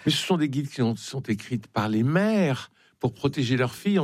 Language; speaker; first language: French; native; French